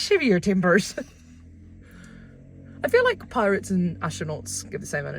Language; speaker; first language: English; native; English